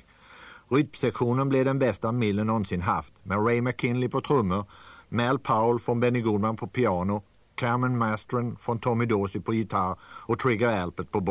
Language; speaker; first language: Swedish; native; Swedish